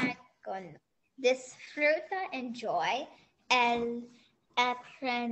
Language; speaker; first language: Spanish; non-native, learner; English